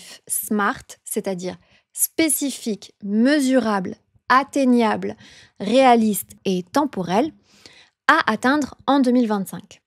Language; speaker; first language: French; native; French